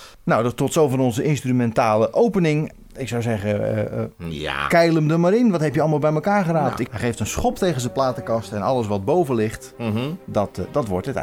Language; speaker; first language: Dutch; native; Dutch